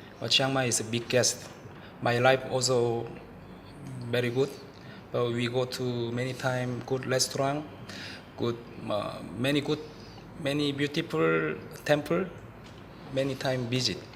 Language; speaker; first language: English; non-native, learner; Korean